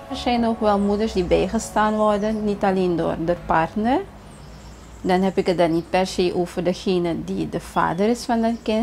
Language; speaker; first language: Dutch; native; Dutch